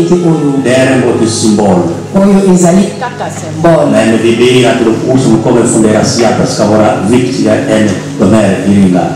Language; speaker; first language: Swedish; non-native, learner; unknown